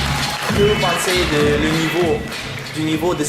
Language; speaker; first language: French; non-native, learner; Russian